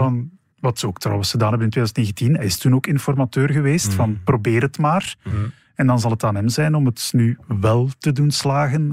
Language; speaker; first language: Dutch; native; Dutch